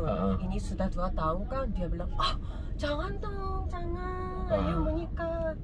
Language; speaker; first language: Indonesian; non-native, learner; Korean